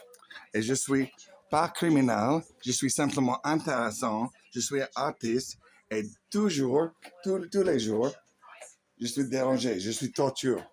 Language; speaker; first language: French; non-native, learner; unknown